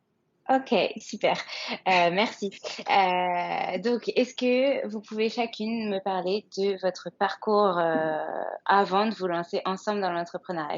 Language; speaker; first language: French; native; French